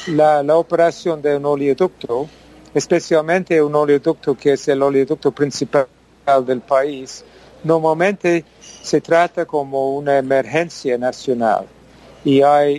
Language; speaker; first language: Spanish; non-native, fluent; English